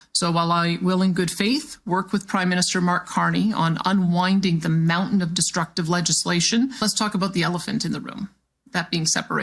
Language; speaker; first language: English; native; English